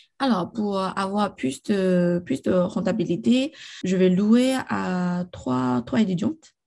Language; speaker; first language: French; non-native, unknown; Chinese